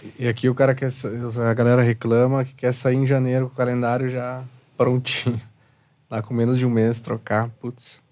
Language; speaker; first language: Portuguese; native; Portuguese